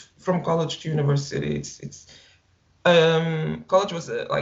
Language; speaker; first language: English; non-native, fluent; Portuguese